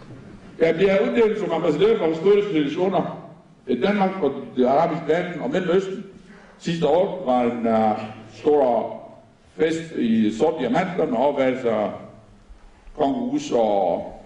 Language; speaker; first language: Danish; non-native, fluent; Arabic